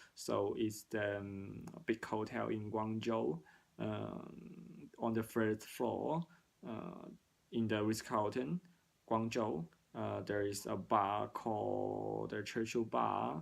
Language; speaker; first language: English; non-native, learner; Cantonese